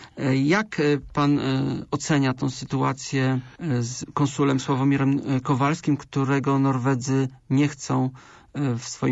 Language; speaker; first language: Polish; native; Polish